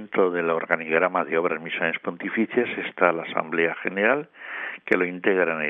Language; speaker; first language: Spanish; native; Spanish